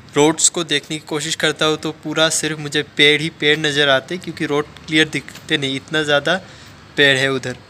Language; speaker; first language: Hindi; non-native, local second language; Assamese